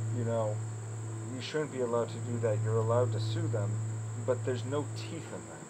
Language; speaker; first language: English; native; English